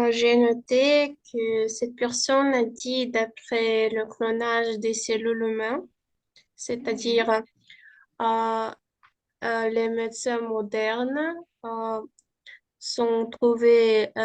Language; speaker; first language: French; non-native, fluent; Uzbek